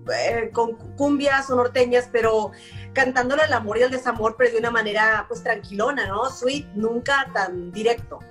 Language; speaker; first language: Spanish; native; Spanish